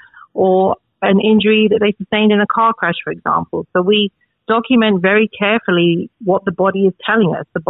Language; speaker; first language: English; native; English